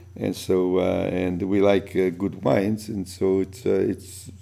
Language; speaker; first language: English; non-native, fluent; Italian